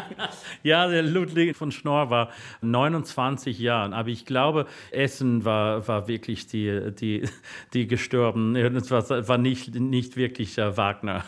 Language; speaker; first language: German; non-native, fluent; English